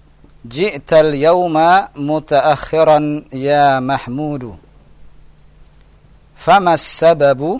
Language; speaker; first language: Arabic; non-native, fluent; Indonesian